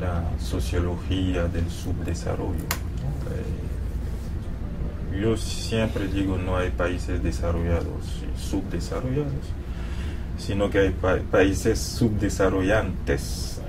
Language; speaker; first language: Spanish; non-native, fluent; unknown